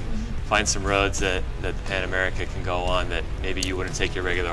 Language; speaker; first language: English; native; English